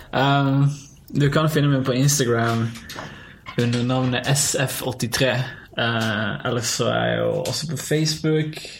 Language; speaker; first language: Norwegian; early bilingual, other home language; Bosnian